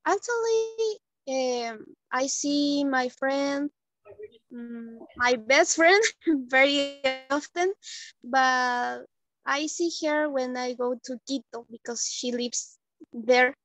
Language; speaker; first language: English; non-native, learner; Spanish